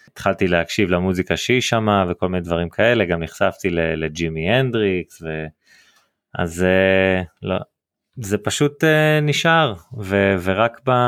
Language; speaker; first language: Hebrew; early bilingual, heritage; Hebrew